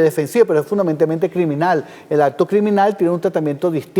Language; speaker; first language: Spanish; native; Spanish